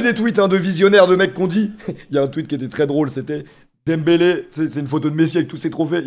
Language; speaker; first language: French; native; French